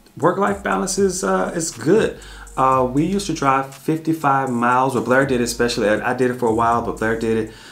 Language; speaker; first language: English; native; English